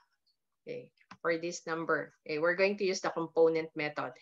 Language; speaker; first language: English; non-native, local second language; Filipino